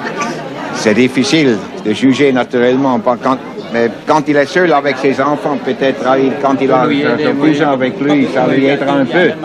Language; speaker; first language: French; non-native, fluent; Swiss German